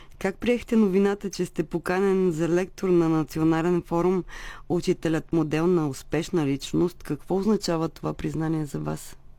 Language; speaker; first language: Bulgarian; native; Bulgarian